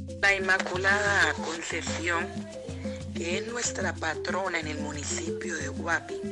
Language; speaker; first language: Spanish; native; Spanish